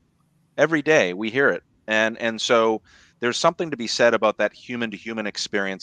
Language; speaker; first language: English; native; English